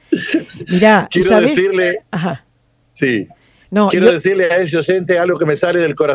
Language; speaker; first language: Spanish; native; Spanish